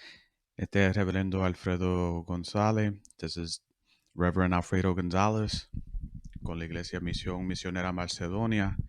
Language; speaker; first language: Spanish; early bilingual, heritage; Spanish